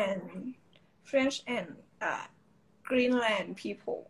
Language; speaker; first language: English; non-native, learner; Thai